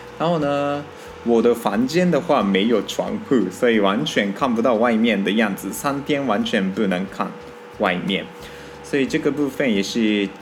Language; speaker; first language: Chinese; non-native, fluent; Japanese